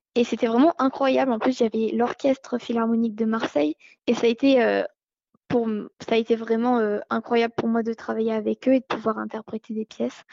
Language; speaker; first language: French; native; French